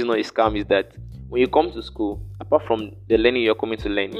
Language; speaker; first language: English; non-native, local second language; Yoruba